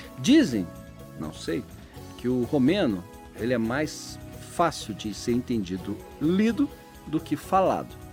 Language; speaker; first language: Portuguese; native; Portuguese